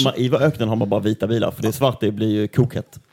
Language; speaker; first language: Swedish; native; Swedish